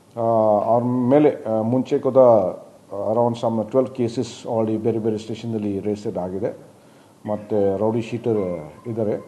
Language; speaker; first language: Kannada; non-native, fluent; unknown